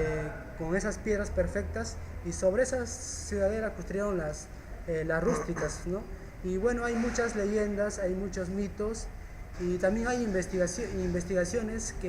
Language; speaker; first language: Spanish; native; Spanish